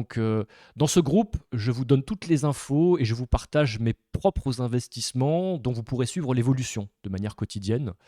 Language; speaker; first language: French; native; French